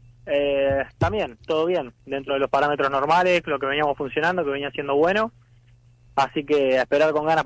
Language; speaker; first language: Spanish; native; Spanish